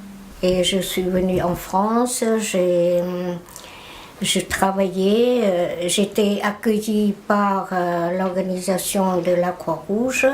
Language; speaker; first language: French; non-native, fluent; Khmer